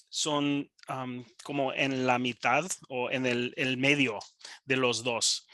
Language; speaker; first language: Spanish; non-native, learner; English